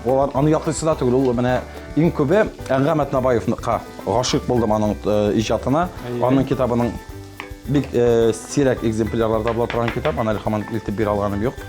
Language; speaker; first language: Tatar; native; Tatar